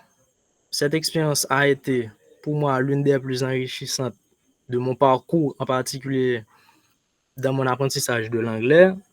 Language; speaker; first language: French; non-native, local second language; Haitian Creole